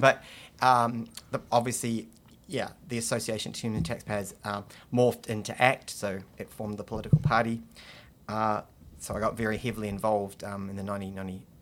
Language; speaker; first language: English; native; English